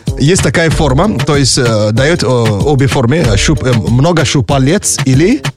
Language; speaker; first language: Russian; non-native, fluent; Yoruba